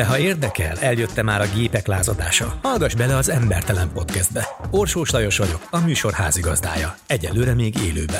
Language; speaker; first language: Hungarian; native; Hungarian